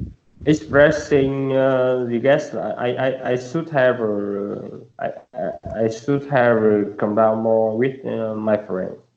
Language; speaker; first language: English; non-native, learner; Vietnamese